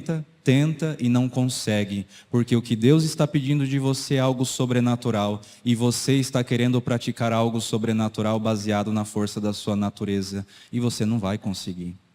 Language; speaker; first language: Portuguese; native; Portuguese